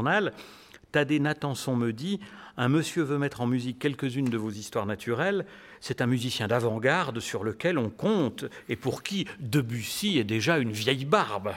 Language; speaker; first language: French; native; French